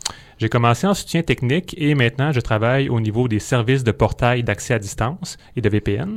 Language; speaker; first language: French; native; French